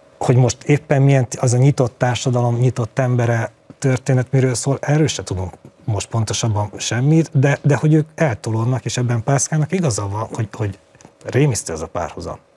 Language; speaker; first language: Hungarian; native; Hungarian